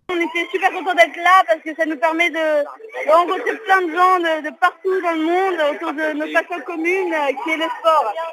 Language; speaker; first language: French; non-native, learner; English